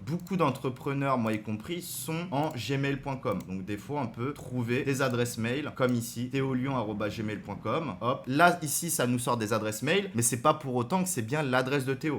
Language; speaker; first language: French; native; French